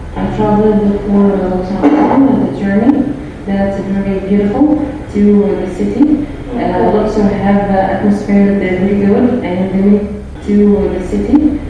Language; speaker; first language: English; non-native, learner; Arabic